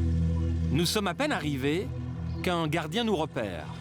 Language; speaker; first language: French; native; French